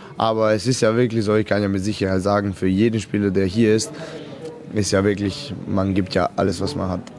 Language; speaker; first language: German; non-native, fluent; Serbian